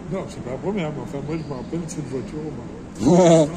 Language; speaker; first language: French; non-native, fluent; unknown